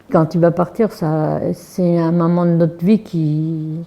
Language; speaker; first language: French; native; French